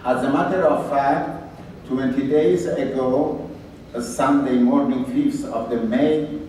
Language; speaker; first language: English; non-native, fluent; Persian